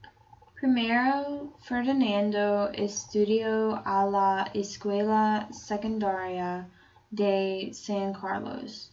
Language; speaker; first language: Spanish; non-native, learner; English